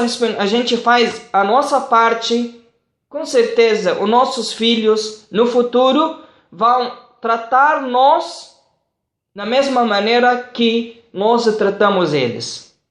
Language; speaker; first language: Portuguese; non-native, fluent; Arabic